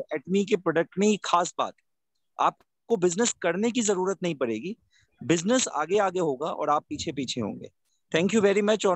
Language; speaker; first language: Hindi; native; Hindi